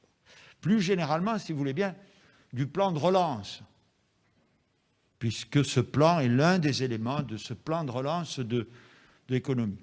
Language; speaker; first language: French; native; French